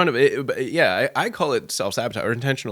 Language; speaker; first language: English; native; English